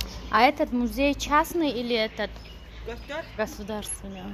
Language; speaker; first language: Russian; non-native, local second language; Tajik